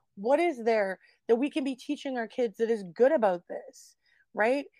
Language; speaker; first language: English; native; English